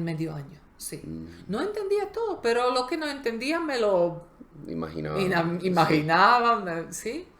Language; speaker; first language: Spanish; non-native, fluent; Slovak